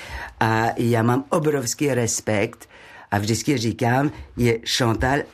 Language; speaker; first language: Czech; non-native, learner; French